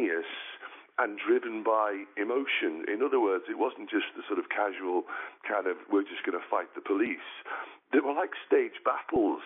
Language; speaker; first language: English; native; English